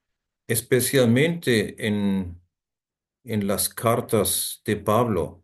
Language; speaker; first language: Spanish; non-native, fluent; German